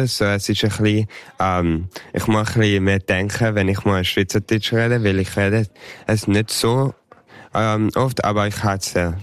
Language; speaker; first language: German; early bilingual, heritage; English